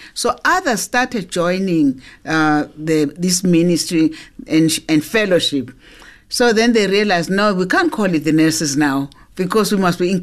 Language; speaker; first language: English; non-native, local second language; Zulu